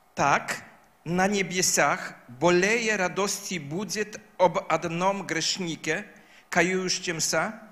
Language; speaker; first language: Russian; non-native, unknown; Polish